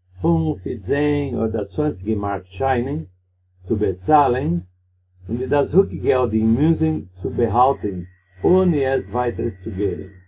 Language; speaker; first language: German; non-native, learner; Portuguese